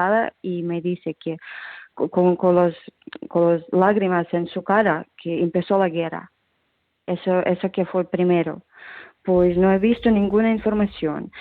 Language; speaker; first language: Spanish; non-native, fluent; Ukrainian